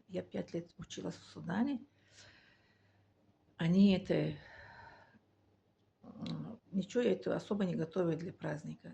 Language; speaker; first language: Russian; non-native, learner; Tajik